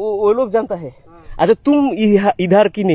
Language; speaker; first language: Hindi; non-native, learner; Bangla